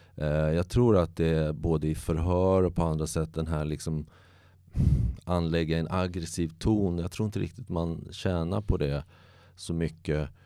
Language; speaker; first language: Swedish; native; Swedish